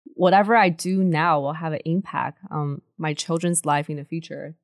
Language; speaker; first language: English; early bilingual, other home language; Chinese